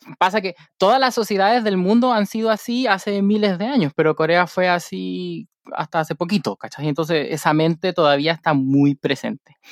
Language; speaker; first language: Spanish; native; Spanish